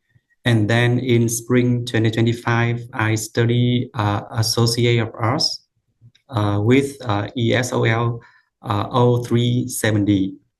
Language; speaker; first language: English; non-native, learner; Vietnamese